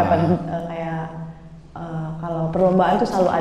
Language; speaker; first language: Indonesian; native; Indonesian